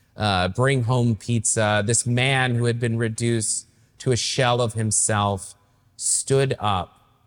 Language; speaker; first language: English; native; English